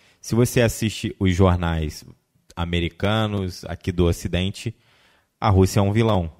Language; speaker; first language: Portuguese; native; Portuguese